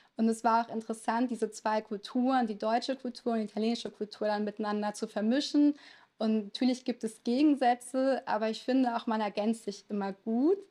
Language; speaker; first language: German; native; German